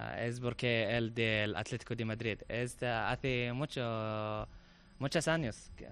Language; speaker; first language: Spanish; non-native, learner; Arabic